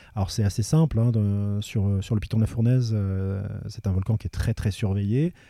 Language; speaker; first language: French; native; French